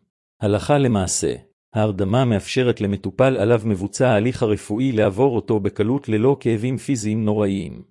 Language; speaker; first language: Hebrew; native; Hebrew